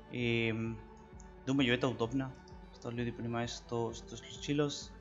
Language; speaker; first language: Russian; non-native, learner; Spanish